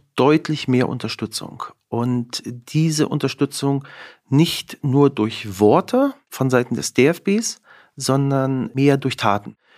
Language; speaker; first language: German; native; German